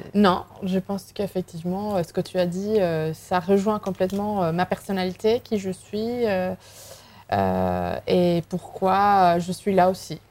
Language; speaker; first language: French; non-native, fluent; Spanish